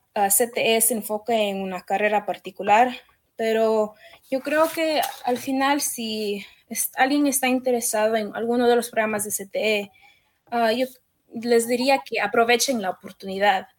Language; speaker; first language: Spanish; early bilingual, heritage; Spanish